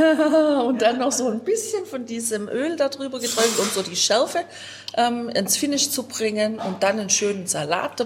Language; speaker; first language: German; native; German